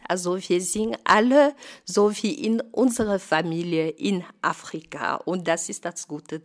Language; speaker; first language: German; non-native, fluent; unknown